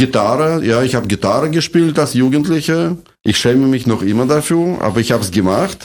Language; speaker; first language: German; non-native, fluent; Russian